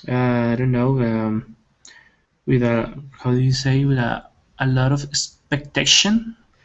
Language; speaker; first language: English; non-native, learner; Spanish